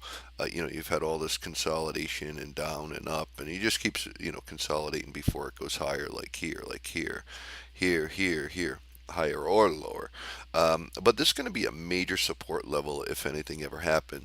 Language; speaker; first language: English; native; English